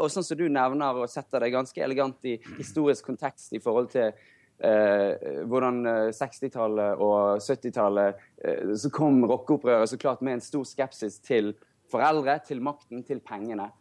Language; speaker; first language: Norwegian; native; Norwegian